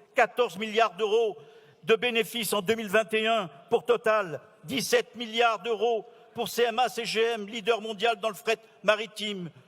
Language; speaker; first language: French; native; French